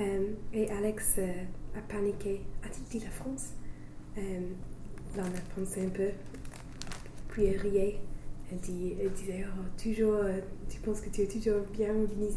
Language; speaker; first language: French; non-native, learner; English